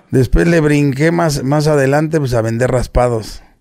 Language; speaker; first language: Spanish; native; Spanish